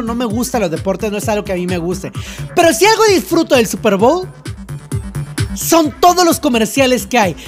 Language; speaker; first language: Spanish; native; Spanish